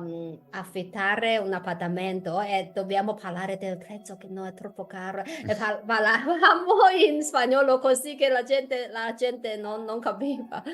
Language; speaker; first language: Italian; non-native, fluent; Chinese